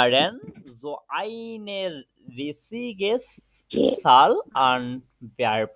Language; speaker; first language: German; non-native, learner; Bangla